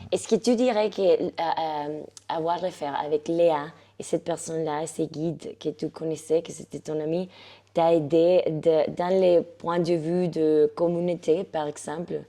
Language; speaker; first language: French; non-native, fluent; Spanish